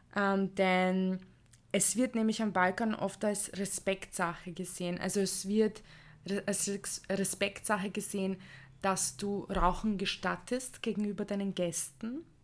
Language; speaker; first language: German; early bilingual, other home language; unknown